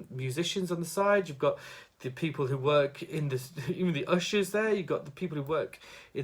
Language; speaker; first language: English; native; English